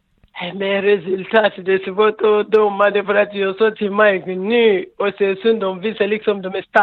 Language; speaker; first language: Swedish; non-native, learner; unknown